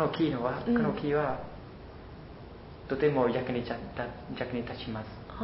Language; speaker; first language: Japanese; non-native, learner; Khmer